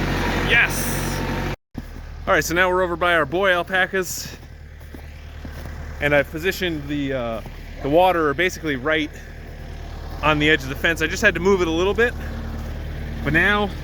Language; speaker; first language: English; native; English